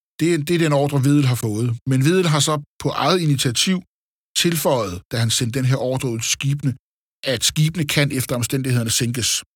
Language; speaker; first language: Danish; native; Danish